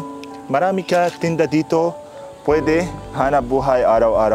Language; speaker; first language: Filipino; non-native, learner; Arabic